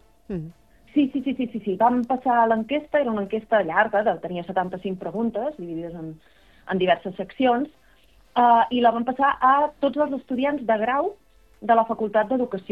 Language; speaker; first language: Catalan; native; Catalan